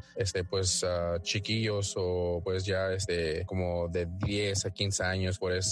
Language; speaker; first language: Spanish; early bilingual, heritage; Spanish